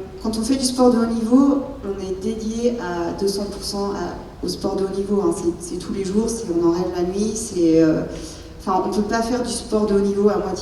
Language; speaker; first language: French; native; French